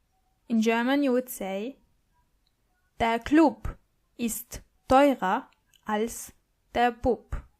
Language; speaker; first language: German; non-native, fluent; English